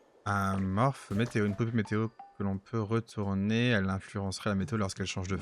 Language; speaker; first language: French; native; French